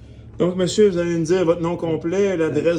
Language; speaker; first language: French; native; French